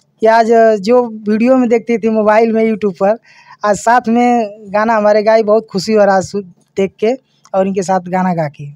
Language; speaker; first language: Hindi; native; Hindi